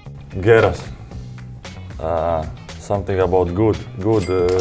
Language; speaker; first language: English; non-native, fluent; Latvian